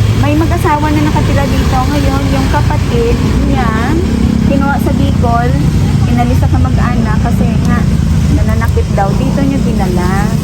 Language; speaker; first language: Filipino; non-native, local second language; Hiligaynon